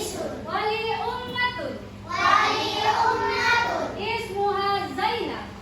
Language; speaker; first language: Arabic; non-native, fluent; Indonesian